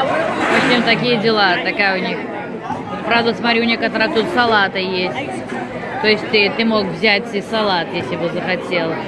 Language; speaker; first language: Russian; native; Russian